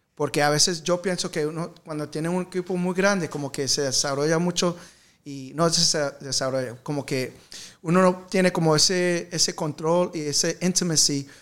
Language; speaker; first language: Spanish; early bilingual, heritage; Spanish